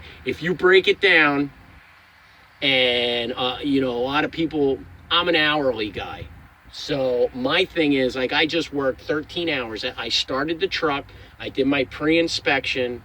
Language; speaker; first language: English; native; English